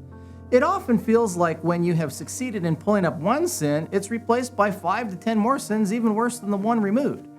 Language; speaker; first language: English; native; English